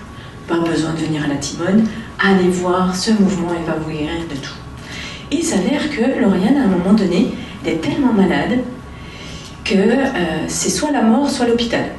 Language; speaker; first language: French; native; French